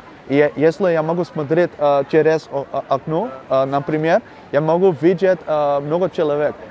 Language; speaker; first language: Russian; non-native, learner; Dutch